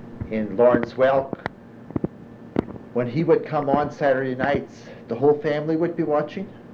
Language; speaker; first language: English; early bilingual, other home language; German